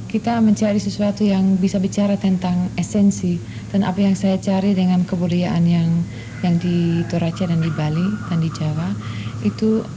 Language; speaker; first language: Indonesian; non-native, fluent; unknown